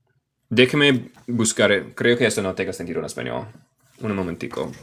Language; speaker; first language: Spanish; non-native, learner; English